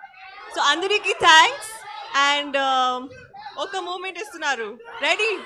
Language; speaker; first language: Telugu; non-native, learner; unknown